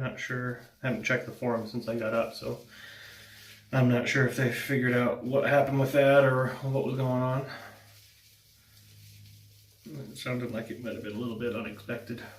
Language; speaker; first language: English; native; English